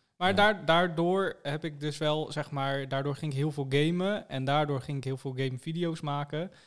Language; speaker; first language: Dutch; native; Dutch